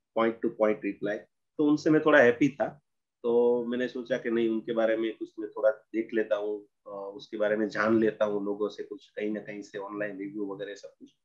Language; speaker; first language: Hindi; non-native, local second language; Gujarati